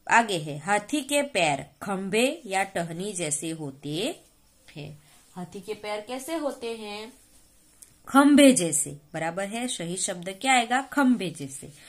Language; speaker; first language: Hindi; non-native, local second language; Gujarati